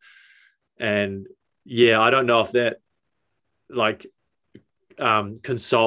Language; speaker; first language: English; native; English